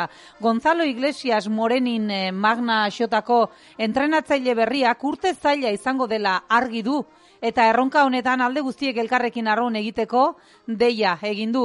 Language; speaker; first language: Basque; native; Basque